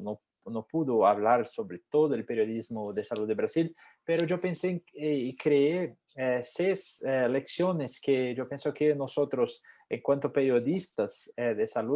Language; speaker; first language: Spanish; non-native, fluent; Portuguese